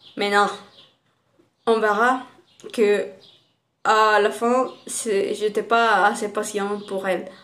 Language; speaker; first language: French; non-native, learner; Spanish